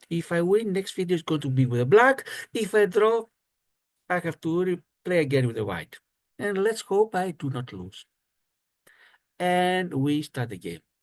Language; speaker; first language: English; non-native, fluent; Greek